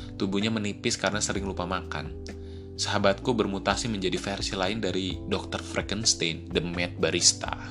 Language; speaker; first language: Indonesian; native; Indonesian